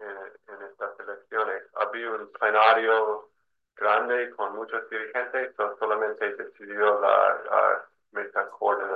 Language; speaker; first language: Spanish; non-native, fluent; English